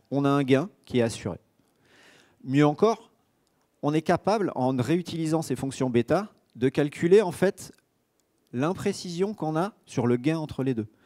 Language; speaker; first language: French; native; French